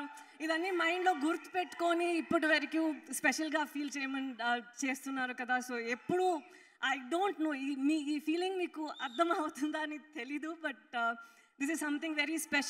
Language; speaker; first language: Telugu; non-native, learner; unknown